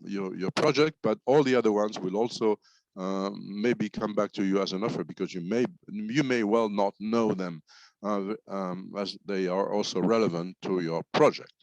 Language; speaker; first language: English; non-native, fluent; French